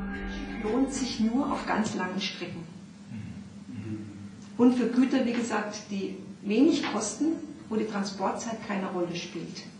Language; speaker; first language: German; native; German